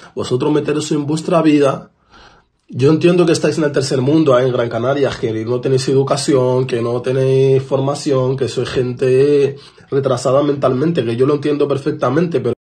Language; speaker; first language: Spanish; non-native, fluent; Arabic